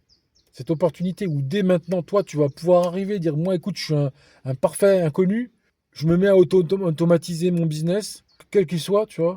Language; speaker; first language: French; native; French